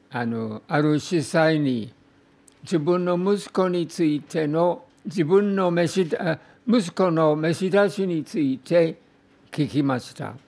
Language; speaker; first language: Japanese; non-native, fluent; English